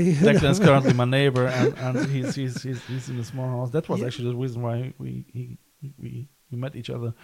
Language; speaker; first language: English; non-native, fluent; German